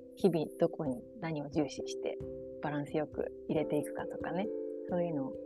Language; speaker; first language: Japanese; early bilingual, other home language; Chinese